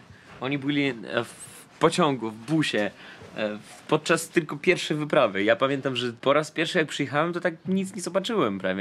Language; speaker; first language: Polish; non-native, fluent; Russian